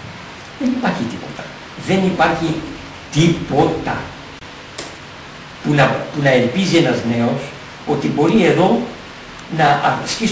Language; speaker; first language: Greek; native; Greek